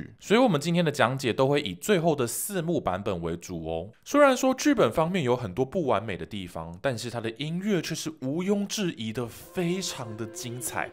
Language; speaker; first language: Chinese; native; Chinese